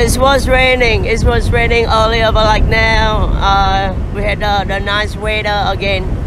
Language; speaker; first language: English; non-native, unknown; Vietnamese